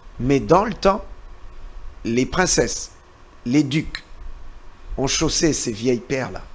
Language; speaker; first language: French; non-native, local second language; Lingala